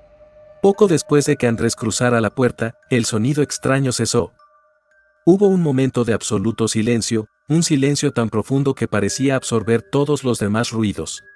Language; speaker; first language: Spanish; native; Spanish